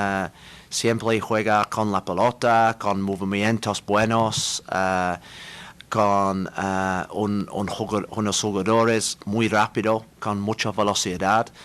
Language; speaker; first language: Spanish; non-native, learner; English